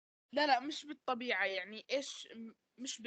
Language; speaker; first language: Arabic; native; Arabic